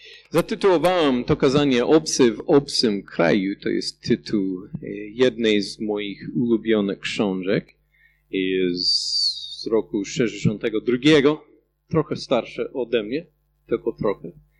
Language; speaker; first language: Polish; non-native, fluent; English